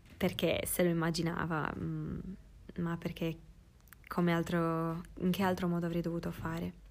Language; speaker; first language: Italian; native; Italian